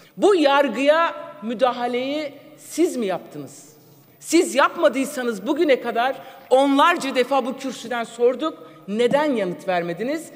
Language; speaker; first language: Turkish; non-native, local second language; Kurdish